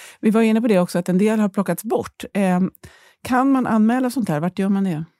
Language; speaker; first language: Swedish; native; Swedish